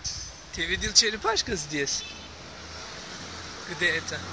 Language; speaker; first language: Russian; non-native, learner; Turkish